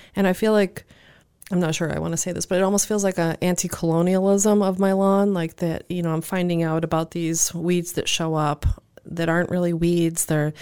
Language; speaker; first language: English; native; English